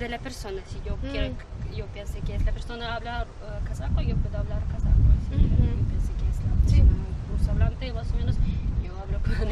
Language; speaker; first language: Spanish; non-native, learner; Kazakh